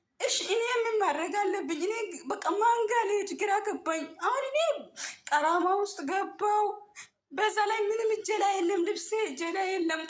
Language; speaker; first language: Amharic; non-native, local second language; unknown